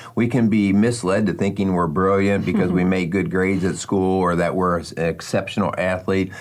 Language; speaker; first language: English; native; English